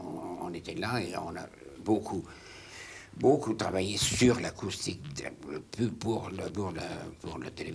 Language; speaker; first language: French; non-native, fluent; German